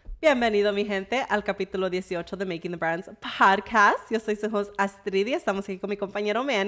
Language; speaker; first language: Spanish; early bilingual, heritage; English